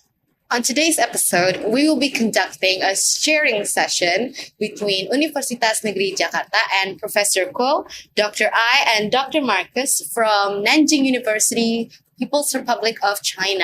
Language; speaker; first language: English; non-native, fluent; Indonesian